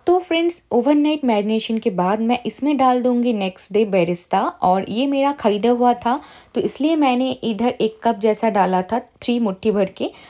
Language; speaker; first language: Hindi; non-native, local second language; Bangla